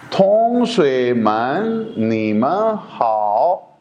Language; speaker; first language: Chinese; non-native, learner; Urdu